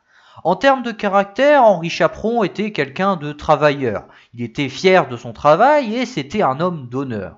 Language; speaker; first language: French; native; French